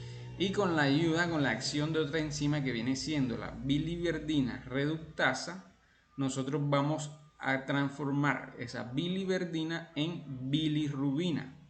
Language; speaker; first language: Spanish; native; Spanish